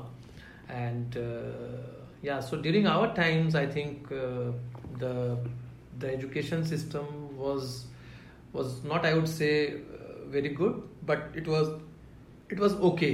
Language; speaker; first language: English; non-native, local second language; Hindi